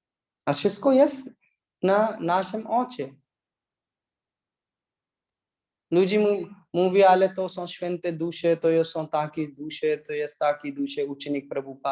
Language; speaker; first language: Polish; non-native, learner; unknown